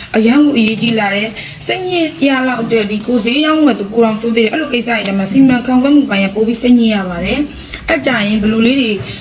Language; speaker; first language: Burmese; native; Burmese